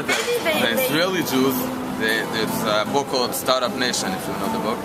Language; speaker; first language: English; non-native, fluent; Hebrew